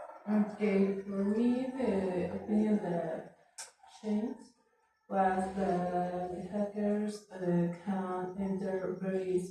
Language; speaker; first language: English; non-native, learner; Spanish